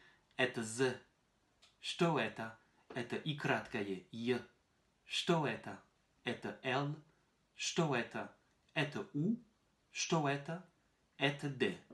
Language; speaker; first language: Russian; non-native, fluent; French